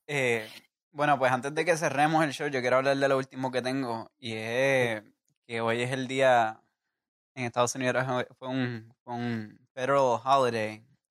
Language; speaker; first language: Spanish; native; Spanish